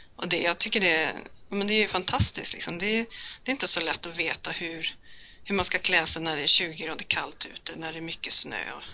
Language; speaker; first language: Swedish; native; Swedish